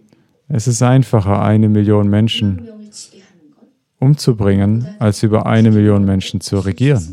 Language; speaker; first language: German; non-native, fluent; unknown